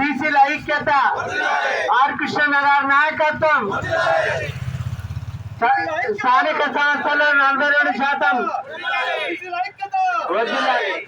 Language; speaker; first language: Telugu; native; Telugu